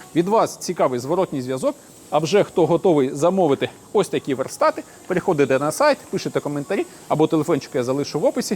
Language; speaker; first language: Ukrainian; native; Ukrainian